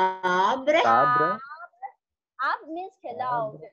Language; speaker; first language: English; non-native, learner; Persian